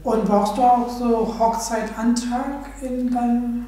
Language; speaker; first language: German; non-native, learner; Nepali